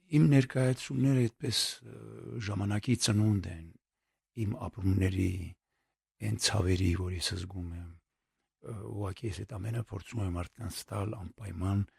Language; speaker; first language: Armenian; native; Armenian